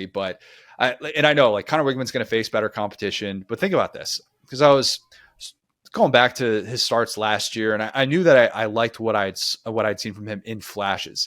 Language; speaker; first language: English; native; English